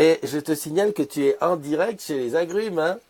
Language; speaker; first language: French; native; French